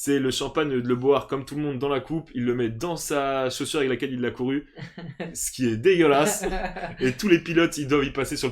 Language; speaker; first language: French; native; French